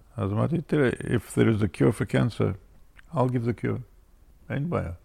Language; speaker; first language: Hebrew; non-native, fluent; English